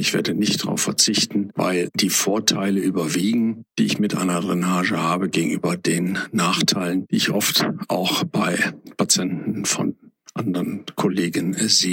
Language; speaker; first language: German; native; German